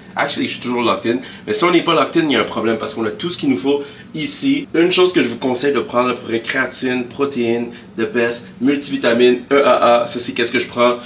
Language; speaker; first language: French; early bilingual, other home language; Haitian Creole